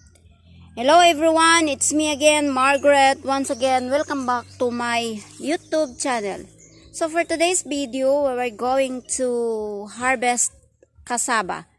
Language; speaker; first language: English; non-native, learner; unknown